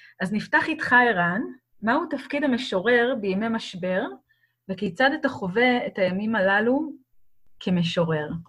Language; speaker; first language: Hebrew; native; Hebrew